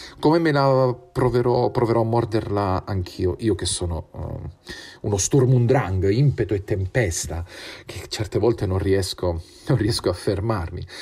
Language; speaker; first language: Italian; native; Italian